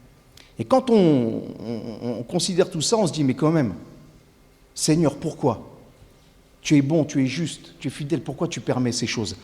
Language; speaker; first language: French; native; French